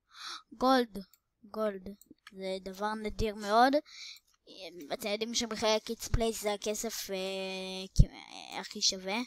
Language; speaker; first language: Hebrew; native; Hebrew